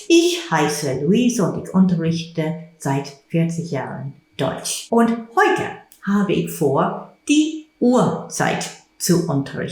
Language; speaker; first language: German; non-native, fluent; English